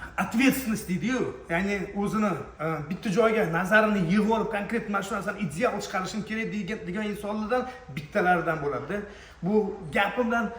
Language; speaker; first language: Uzbek; native; Uzbek